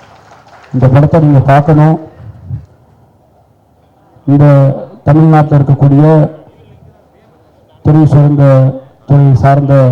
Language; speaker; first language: Tamil; native; Tamil